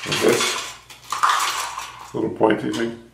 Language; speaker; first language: English; native; English